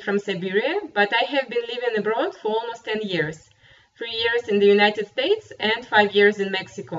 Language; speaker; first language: English; non-native, fluent; Russian